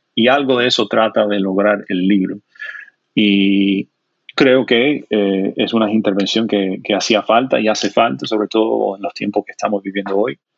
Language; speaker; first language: Spanish; non-native, fluent; English